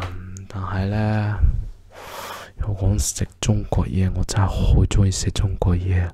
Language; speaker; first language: Cantonese; early bilingual, heritage; Cantonese